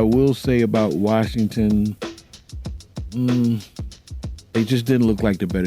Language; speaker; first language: English; native; English